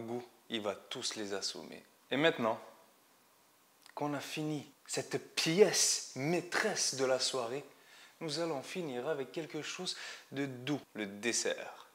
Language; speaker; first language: French; native; French